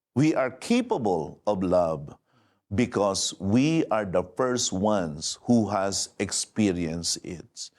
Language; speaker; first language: English; non-native, local second language; Filipino